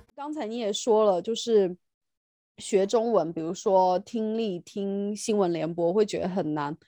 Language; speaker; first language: Chinese; native; Chinese